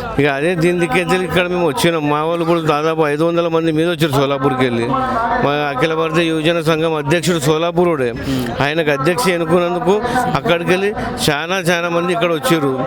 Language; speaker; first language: Telugu; native; Telugu